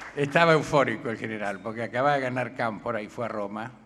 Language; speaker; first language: Spanish; native; Spanish